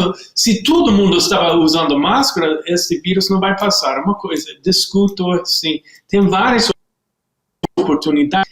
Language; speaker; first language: Portuguese; non-native, learner; English